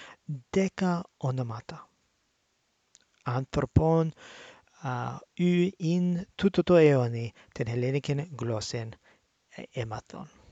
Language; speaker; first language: Greek; non-native, learner; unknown